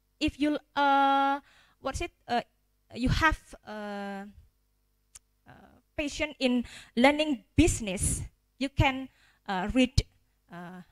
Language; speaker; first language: English; non-native, fluent; Indonesian